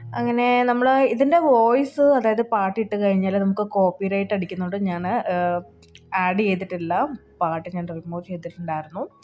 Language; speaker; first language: Malayalam; early bilingual, heritage; Malayalam